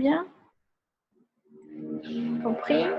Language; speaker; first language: French; non-native, fluent; Portuguese